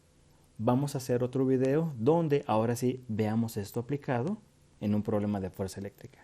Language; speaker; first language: Spanish; native; Spanish